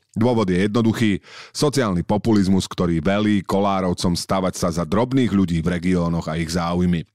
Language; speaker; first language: Slovak; native; Slovak